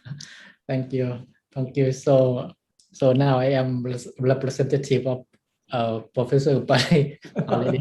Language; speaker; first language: English; non-native, learner; Thai